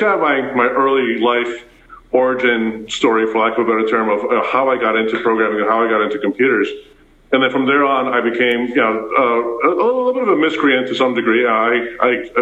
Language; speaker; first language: English; early bilingual, other home language; Afrikaans